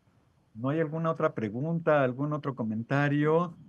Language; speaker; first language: Spanish; native; Spanish